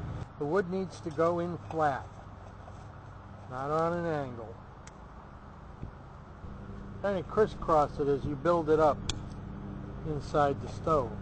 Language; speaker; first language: English; native; English